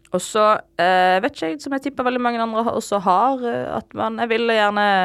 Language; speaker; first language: Norwegian; native; Norwegian